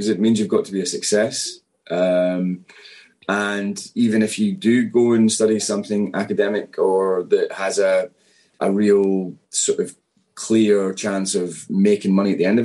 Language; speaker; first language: English; native; English